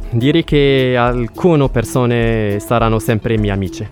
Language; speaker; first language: Italian; non-native, learner; Arabic